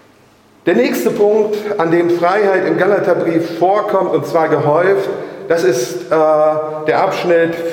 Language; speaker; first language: German; native; German